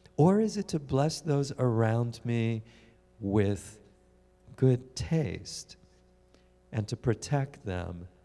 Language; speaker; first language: English; native; English